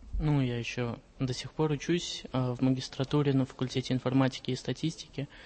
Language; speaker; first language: Russian; native; Russian